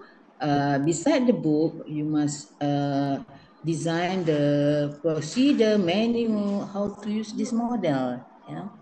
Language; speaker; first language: English; non-native, learner; Indonesian